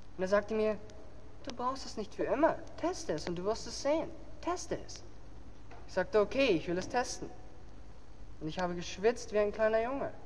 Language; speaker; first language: German; native; German